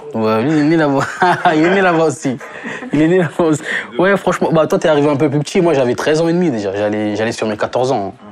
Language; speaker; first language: French; non-native, local second language; Lingala